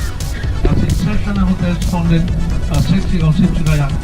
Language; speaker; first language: German; non-native, fluent; Spanish